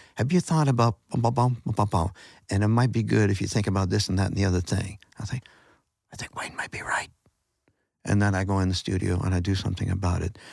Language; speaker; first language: English; native; English